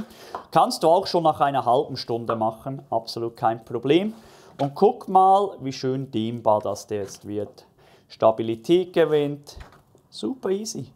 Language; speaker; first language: German; native; German